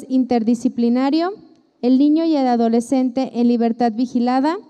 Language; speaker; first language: Spanish; native; Spanish